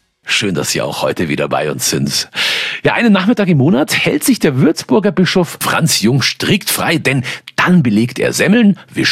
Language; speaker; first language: German; native; German